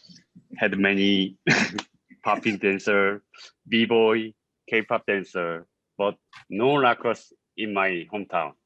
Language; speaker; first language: English; non-native, learner; Korean